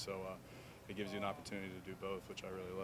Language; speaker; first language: English; native; English